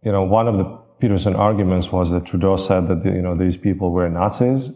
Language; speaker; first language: English; non-native, fluent; Latvian